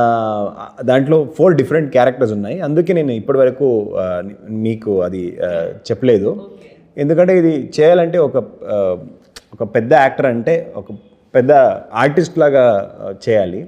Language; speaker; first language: Telugu; non-native, learner; Kannada